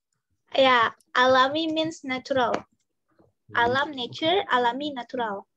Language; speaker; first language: English; non-native, fluent; Indonesian